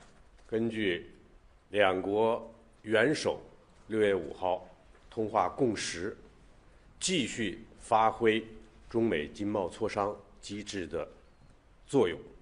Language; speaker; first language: Chinese; native; Chinese